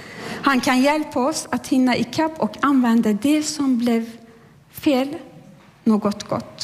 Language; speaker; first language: Swedish; non-native, fluent; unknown